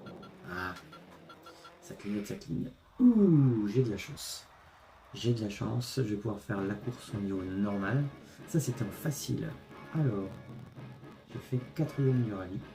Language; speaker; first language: French; native; French